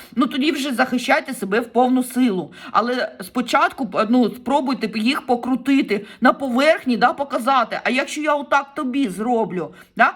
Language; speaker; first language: Ukrainian; non-native, local second language; Russian